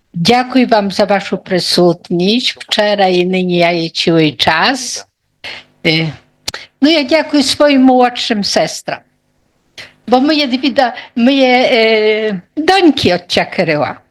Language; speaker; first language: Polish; non-native, local second language; Ukrainian